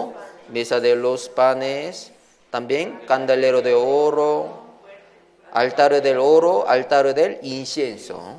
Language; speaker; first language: Spanish; non-native, learner; Korean